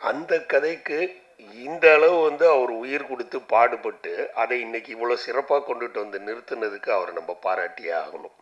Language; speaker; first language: Tamil; native; Tamil